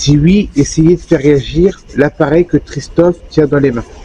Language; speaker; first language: French; native; French